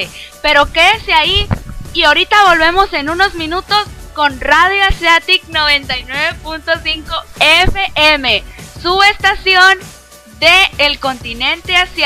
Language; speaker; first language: Spanish; native; Spanish